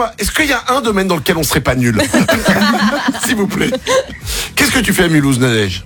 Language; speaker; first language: French; native; French